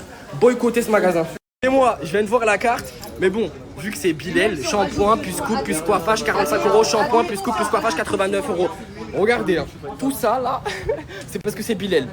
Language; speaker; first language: French; native; French